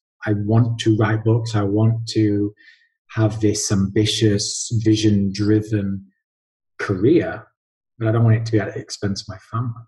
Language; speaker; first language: English; native; English